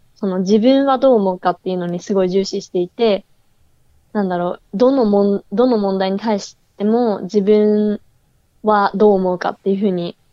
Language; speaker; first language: Japanese; native; Japanese